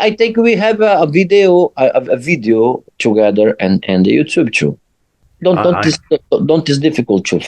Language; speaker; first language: English; non-native, learner; Portuguese